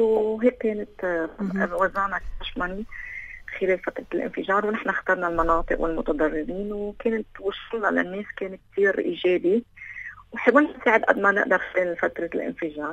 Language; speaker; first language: Arabic; native; Arabic